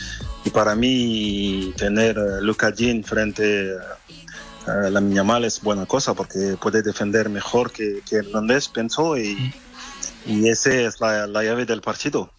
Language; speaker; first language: Spanish; non-native, learner; French